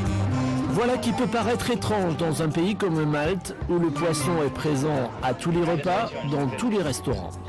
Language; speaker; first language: French; native; French